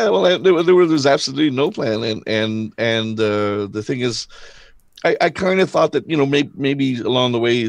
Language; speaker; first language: English; native; English